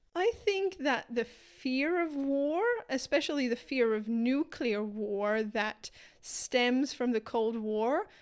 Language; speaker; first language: English; non-native, fluent; Swedish